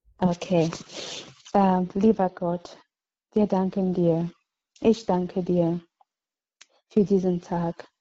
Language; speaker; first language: German; non-native, fluent; English